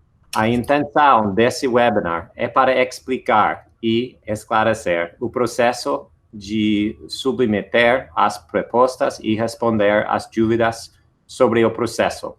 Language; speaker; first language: Portuguese; non-native, fluent; English